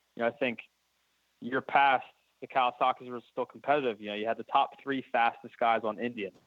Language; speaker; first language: English; native; English